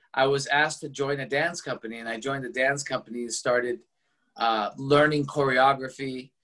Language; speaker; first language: English; early bilingual, other home language; Spanish